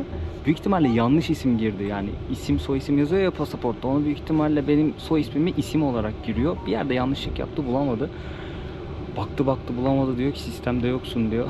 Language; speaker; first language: Turkish; native; Turkish